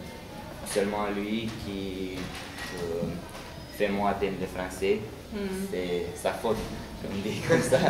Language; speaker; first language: French; non-native, learner; Romanian